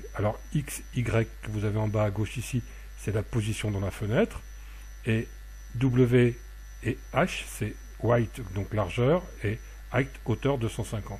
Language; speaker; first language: French; native; French